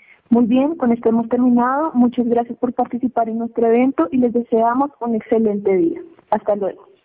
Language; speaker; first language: Spanish; native; Spanish